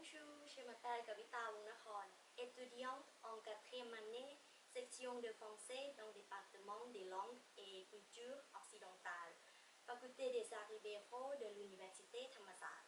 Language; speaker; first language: French; non-native, fluent; Thai